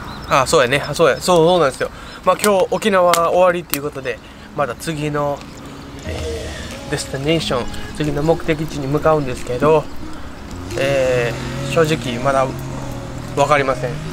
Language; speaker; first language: Japanese; native; Japanese